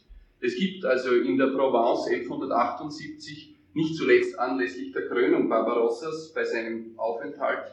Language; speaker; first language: German; native; German